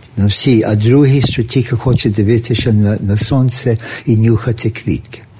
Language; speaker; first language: Ukrainian; early bilingual, heritage; Ukrainian